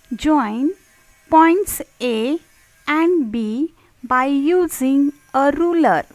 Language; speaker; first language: English; non-native, local second language; Marathi